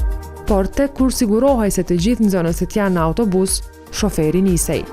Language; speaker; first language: Albanian; native; Albanian